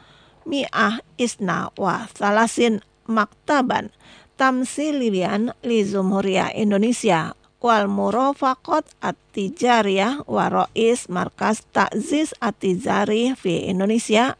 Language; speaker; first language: Arabic; non-native, fluent; Indonesian